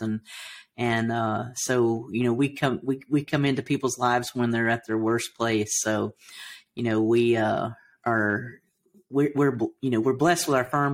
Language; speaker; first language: English; native; English